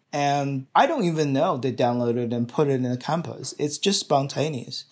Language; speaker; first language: English; non-native, fluent; Chinese